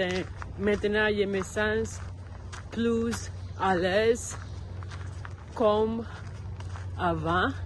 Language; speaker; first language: French; non-native, learner; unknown